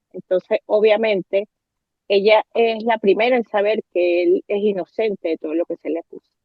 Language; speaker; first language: Spanish; native; Spanish